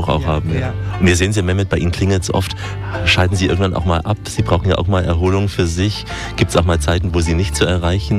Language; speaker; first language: German; native; German